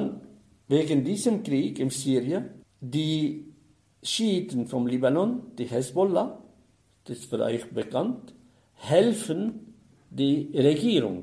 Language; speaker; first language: German; non-native, fluent; Arabic